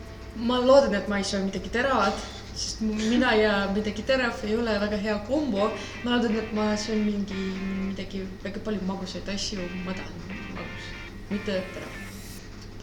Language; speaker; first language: Estonian; non-native, local second language; Russian